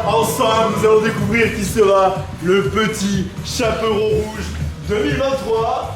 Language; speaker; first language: French; native; French